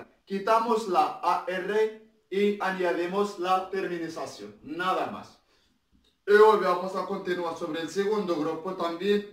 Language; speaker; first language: Spanish; non-native, fluent; Arabic